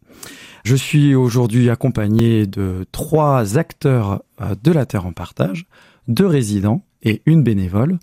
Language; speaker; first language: French; native; French